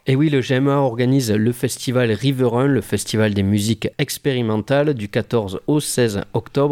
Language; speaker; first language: French; native; French